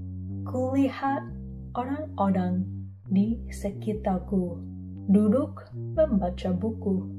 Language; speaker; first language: Indonesian; non-native, learner; English